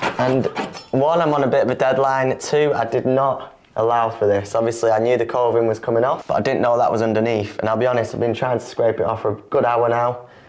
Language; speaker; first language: English; native; English